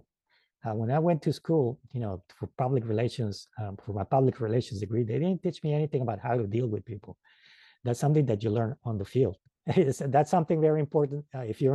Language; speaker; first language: English; non-native, fluent; Spanish